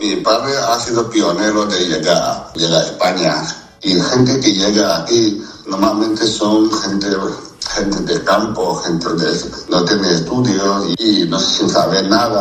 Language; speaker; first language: Spanish; non-native, fluent; Chinese